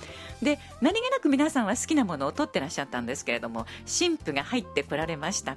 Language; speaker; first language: Japanese; native; Japanese